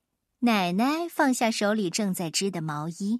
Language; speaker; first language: Chinese; native; Chinese